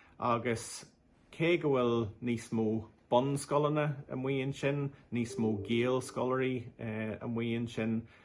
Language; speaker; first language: Irish; non-native, local second language; English